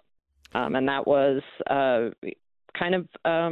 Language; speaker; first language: English; native; English